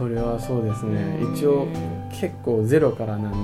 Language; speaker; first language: Japanese; non-native, fluent; Chinese